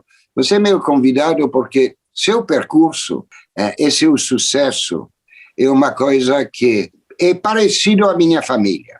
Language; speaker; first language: Portuguese; non-native, fluent; French